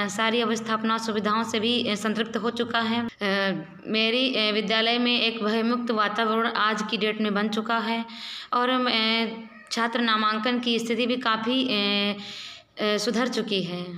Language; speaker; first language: Hindi; native; Hindi